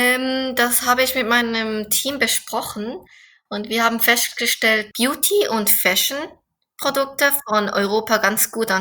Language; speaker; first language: German; non-native, fluent; Korean